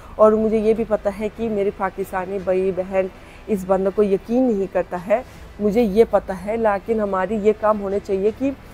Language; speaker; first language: Urdu; non-native, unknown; Turkish